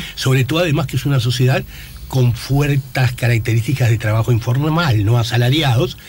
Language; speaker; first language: Spanish; native; Spanish